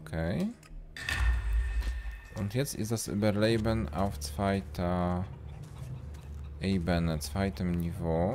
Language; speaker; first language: German; non-native, learner; Polish